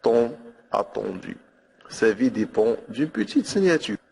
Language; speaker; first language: French; non-native, local second language; Arabic